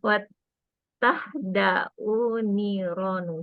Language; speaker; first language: Arabic; non-native, learner; Indonesian